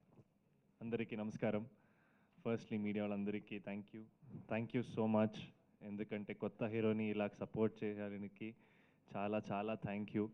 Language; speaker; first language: Telugu; non-native, fluent; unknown